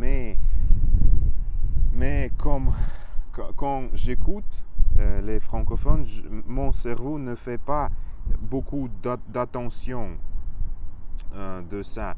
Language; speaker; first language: French; non-native, learner; Russian